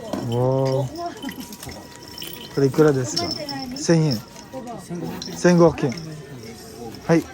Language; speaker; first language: Japanese; non-native, learner; Filipino